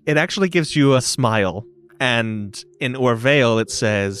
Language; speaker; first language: English; native; English